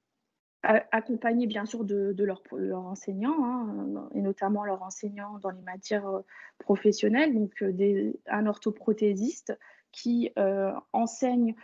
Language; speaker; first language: French; native; French